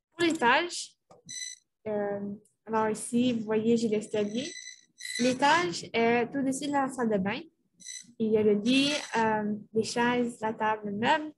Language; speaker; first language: French; native; French